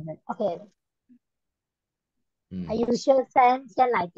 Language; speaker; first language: English; non-native, learner; Malay